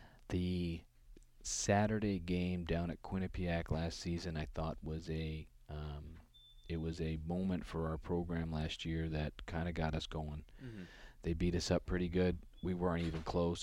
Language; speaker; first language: English; native; English